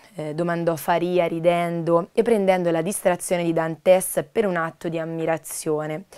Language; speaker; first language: Italian; native; Italian